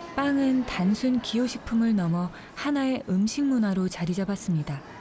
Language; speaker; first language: Korean; native; Korean